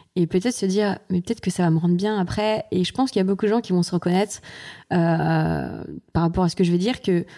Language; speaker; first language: French; native; French